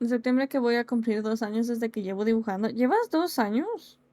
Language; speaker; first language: Spanish; early bilingual, heritage; Spanish